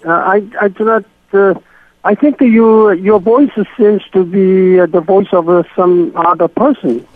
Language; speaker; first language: English; non-native, fluent; Korean